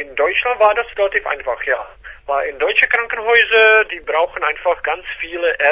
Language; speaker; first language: German; non-native, fluent; Czech